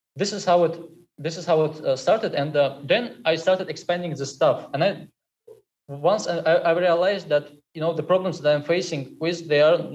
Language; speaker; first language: English; non-native, fluent; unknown